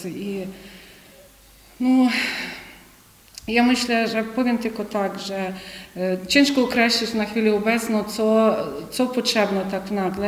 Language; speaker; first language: Polish; non-native, fluent; Ukrainian